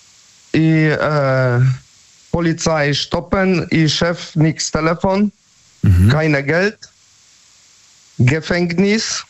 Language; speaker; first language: German; non-native, learner; Polish